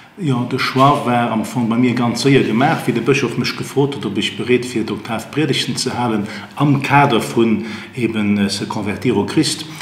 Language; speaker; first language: Luxembourgish; native; Luxembourgish